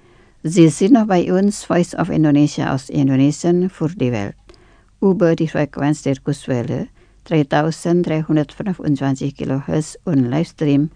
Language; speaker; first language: German; non-native, fluent; Indonesian